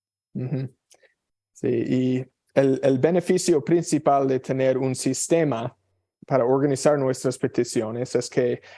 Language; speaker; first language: Spanish; non-native, fluent; English